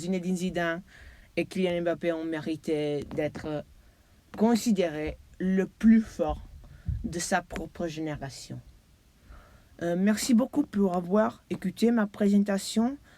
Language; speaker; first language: French; non-native, learner; English